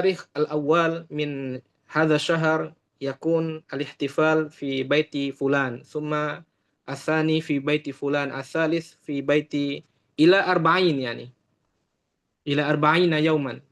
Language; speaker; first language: Arabic; non-native, fluent; Indonesian